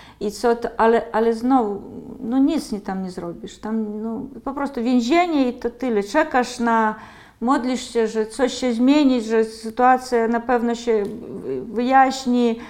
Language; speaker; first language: Polish; early bilingual, heritage; Polish